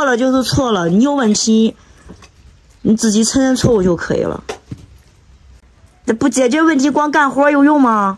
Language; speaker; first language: Chinese; native; Chinese